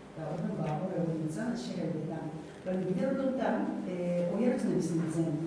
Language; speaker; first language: Basque; non-native, fluent; Japanese